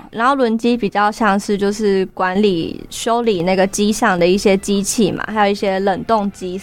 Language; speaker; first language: Chinese; native; Chinese